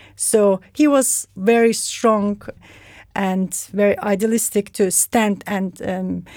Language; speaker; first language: English; non-native, fluent; Turkish